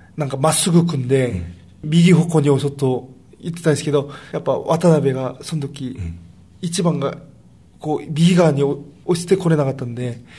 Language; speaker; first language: Japanese; early bilingual, other home language; Korean